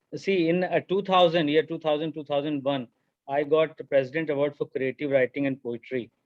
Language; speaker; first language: English; non-native, local second language; Hindi